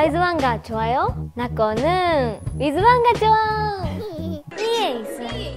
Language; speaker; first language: Korean; non-native, learner; Japanese